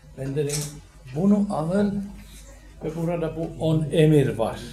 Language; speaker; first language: Turkish; non-native, fluent; Finnish